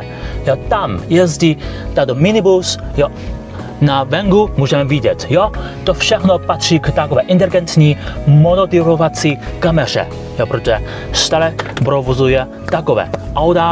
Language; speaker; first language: Czech; non-native, learner; Chinese